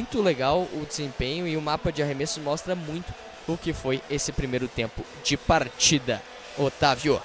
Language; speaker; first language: Portuguese; native; Portuguese